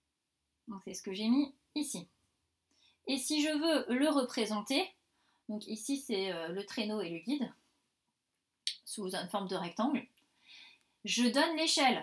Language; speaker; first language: French; native; French